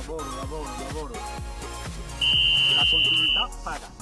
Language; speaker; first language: Italian; non-native, learner; Spanish